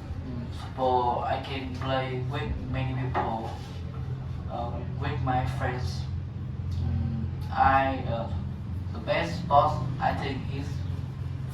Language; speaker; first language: English; non-native, learner; Vietnamese